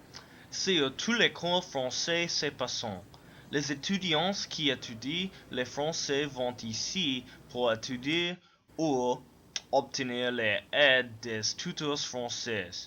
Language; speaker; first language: French; non-native, learner; English